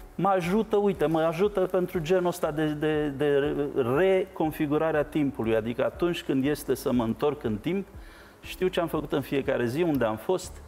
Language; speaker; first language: Romanian; native; Romanian